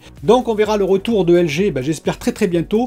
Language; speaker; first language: French; native; French